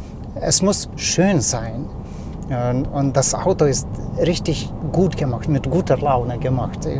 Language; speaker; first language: German; non-native, learner; Lithuanian